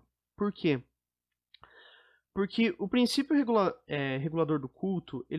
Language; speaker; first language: Portuguese; native; Portuguese